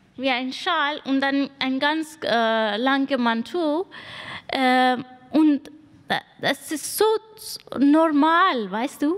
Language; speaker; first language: German; non-native, learner; Persian